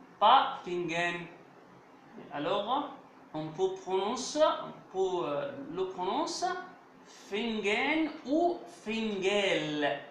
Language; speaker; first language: French; non-native, fluent; Arabic